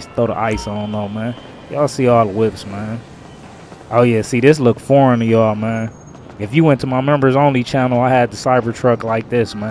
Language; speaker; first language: English; native; English